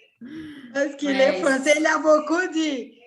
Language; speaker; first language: French; non-native, fluent; Portuguese